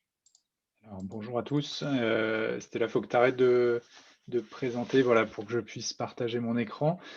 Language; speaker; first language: French; native; French